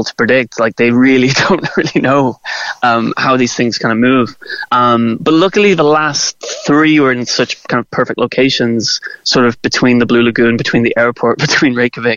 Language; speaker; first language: English; native; English